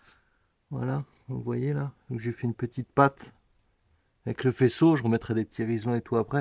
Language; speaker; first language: French; native; French